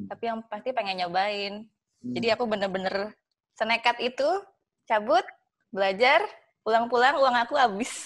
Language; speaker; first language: Indonesian; native; Indonesian